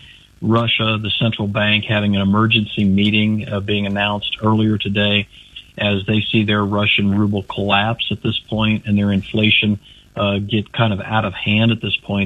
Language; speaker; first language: English; native; English